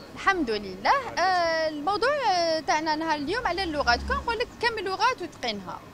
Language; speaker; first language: Arabic; native; Arabic